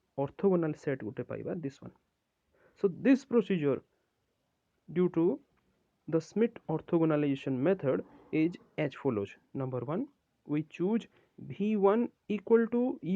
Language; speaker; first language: English; non-native, local second language; Odia